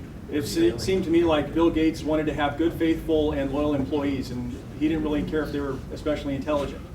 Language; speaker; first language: English; native; English